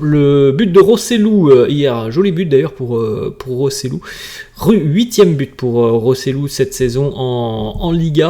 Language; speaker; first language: French; native; French